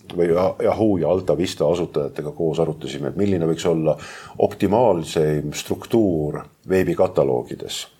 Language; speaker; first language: Estonian; native; Estonian